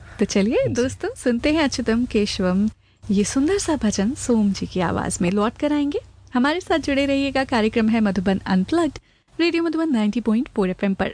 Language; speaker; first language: Hindi; native; Hindi